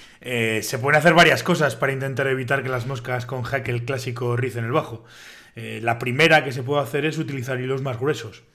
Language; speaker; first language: Spanish; native; Spanish